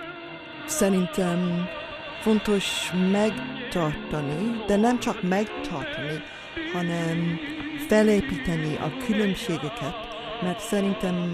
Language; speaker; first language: Hungarian; early bilingual, heritage; Hungarian